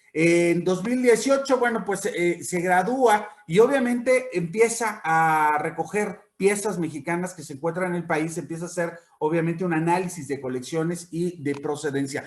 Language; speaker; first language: Spanish; native; Spanish